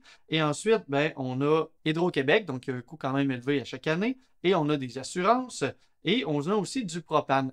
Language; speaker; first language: French; native; French